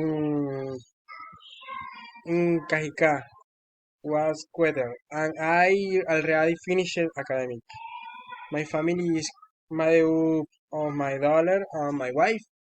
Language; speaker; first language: English; non-native, learner; Spanish